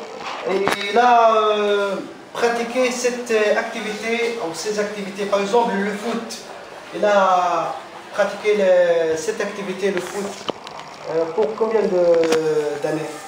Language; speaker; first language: French; non-native, fluent; Arabic